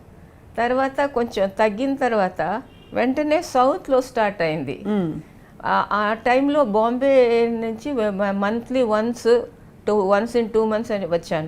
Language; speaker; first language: Telugu; non-native, local second language; Tamil